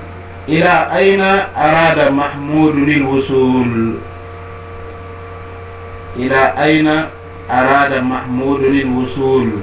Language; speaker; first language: Arabic; non-native, fluent; Wolof